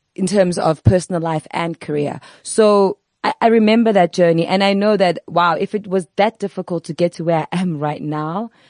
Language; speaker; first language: English; non-native, local second language; Zulu